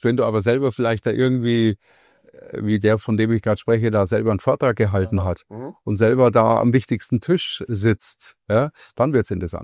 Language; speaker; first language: German; native; German